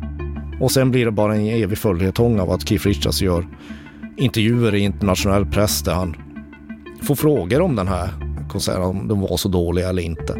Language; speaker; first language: Swedish; native; Swedish